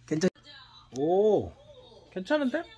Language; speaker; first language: Korean; native; Korean